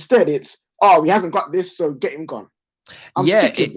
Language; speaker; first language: English; native; English